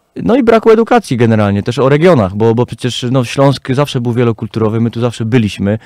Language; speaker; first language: Polish; native; Polish